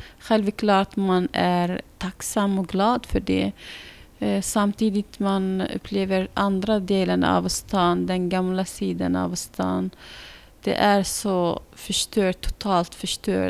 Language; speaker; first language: Swedish; non-native, fluent; Arabic